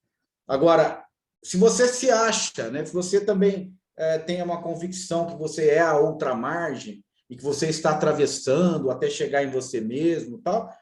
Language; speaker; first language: Portuguese; native; Portuguese